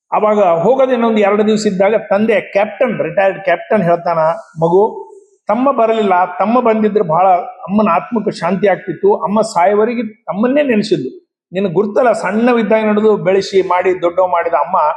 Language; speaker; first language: Kannada; native; Kannada